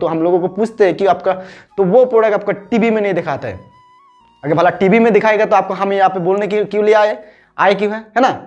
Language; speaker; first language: Hindi; non-native, local second language; Bangla